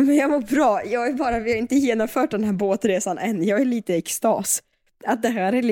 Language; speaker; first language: Swedish; native; Swedish